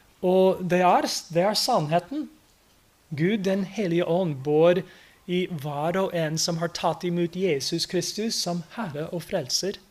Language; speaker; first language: Norwegian; non-native, fluent; English